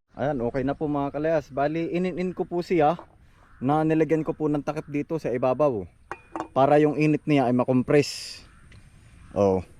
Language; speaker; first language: Filipino; native; Filipino